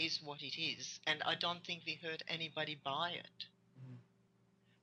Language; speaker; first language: English; non-native, fluent; Hungarian